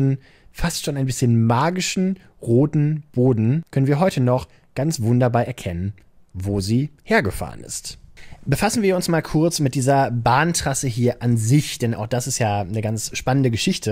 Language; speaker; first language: German; native; German